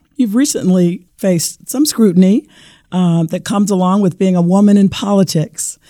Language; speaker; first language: English; native; English